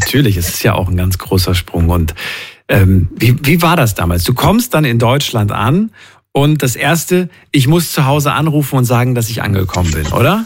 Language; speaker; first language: German; native; German